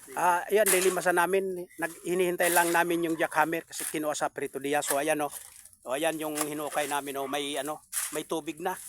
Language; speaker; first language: Filipino; non-native, local second language; Bikol